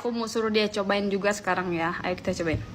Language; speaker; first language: Indonesian; native; Indonesian